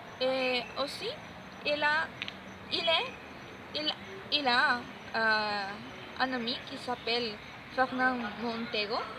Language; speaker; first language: French; non-native, learner; Spanish